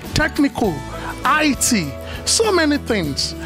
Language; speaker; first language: English; non-native, local second language; Yoruba